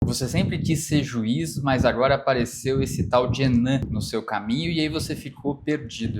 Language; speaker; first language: Portuguese; native; Portuguese